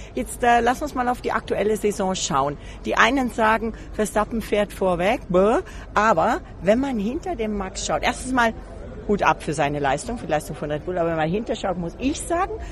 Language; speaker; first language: German; native; German